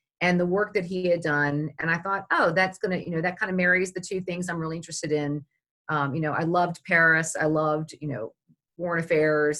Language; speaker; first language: English; native; English